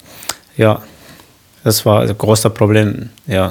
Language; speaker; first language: German; non-native, learner; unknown